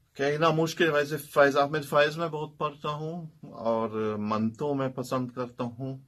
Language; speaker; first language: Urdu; non-native, fluent; German